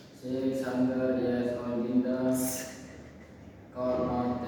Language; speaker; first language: English; non-native, local second language; Indonesian